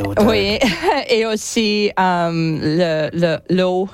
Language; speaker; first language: French; non-native, learner; English